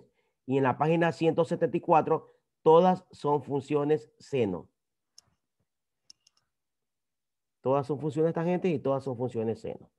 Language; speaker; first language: Spanish; native; Spanish